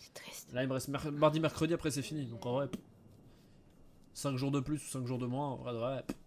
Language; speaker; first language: French; native; French